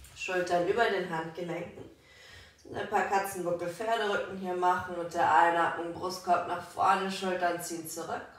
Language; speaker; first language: German; native; German